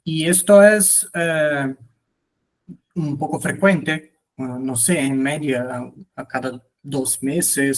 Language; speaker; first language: Spanish; non-native, fluent; Portuguese